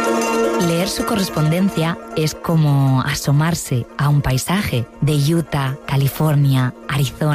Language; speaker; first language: Spanish; native; Spanish